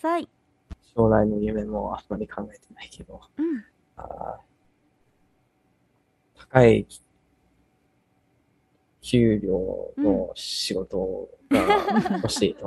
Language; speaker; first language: Japanese; early bilingual, heritage; English